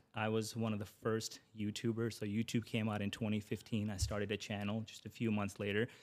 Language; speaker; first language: English; early bilingual, other home language; Urdu